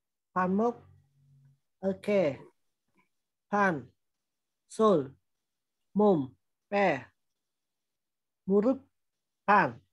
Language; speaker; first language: Korean; non-native, learner; Vietnamese